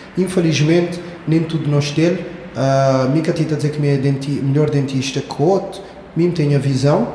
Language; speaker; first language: Portuguese; non-native, local second language; Kabuverdianu